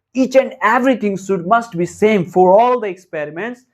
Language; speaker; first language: English; non-native, local second language; Nepali